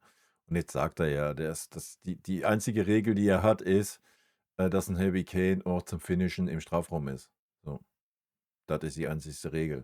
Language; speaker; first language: German; native; German